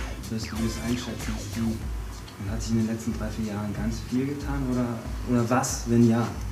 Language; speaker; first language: German; native; German